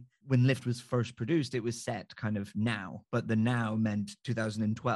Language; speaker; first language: English; native; English